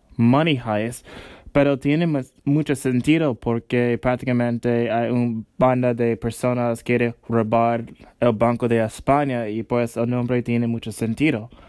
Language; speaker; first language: Spanish; non-native, learner; English